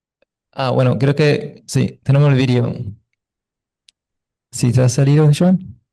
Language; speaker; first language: Spanish; non-native, fluent; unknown